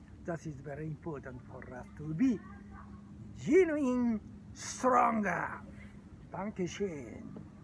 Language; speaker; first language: English; non-native, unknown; Japanese